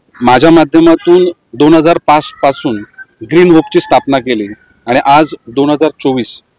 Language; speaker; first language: Marathi; native; Marathi